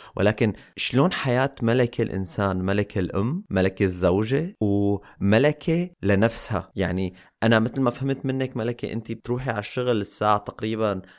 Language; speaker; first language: Arabic; native; Arabic